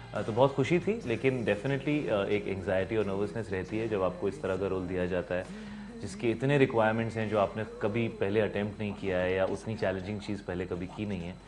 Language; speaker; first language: Hindi; native; Hindi